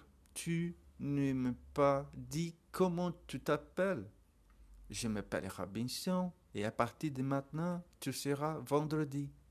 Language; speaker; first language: French; non-native, learner; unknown